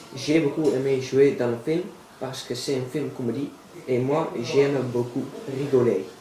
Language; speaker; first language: French; non-native, learner; Dutch